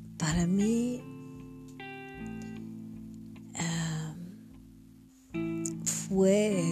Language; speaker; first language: Spanish; non-native, fluent; French